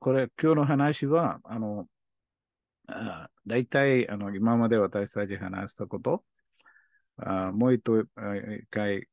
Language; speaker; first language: Japanese; non-native, learner; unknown